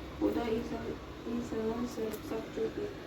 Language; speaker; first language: Turkish; non-native, learner; Lao